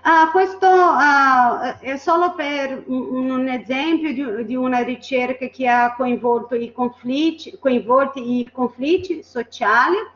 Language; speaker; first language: Italian; non-native, fluent; Portuguese